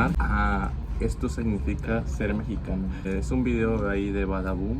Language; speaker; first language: Spanish; native; Spanish